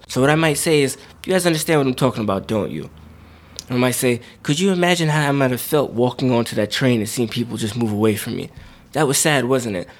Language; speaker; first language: English; native; English